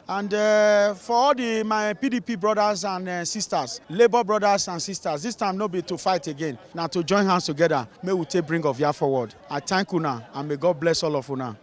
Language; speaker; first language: Nigerian Pidgin; non-native, local second language; Bini